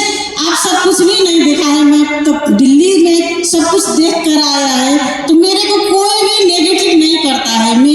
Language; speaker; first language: Hindi; non-native, learner; Nepali